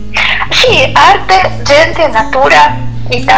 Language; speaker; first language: Italian; non-native, learner; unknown